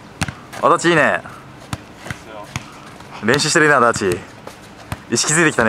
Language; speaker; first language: Japanese; native; Japanese